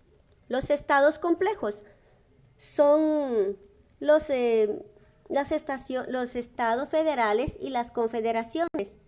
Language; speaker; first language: Spanish; native; Spanish